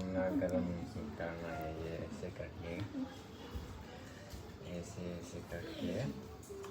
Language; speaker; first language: Hindi; non-native, local second language; Manipuri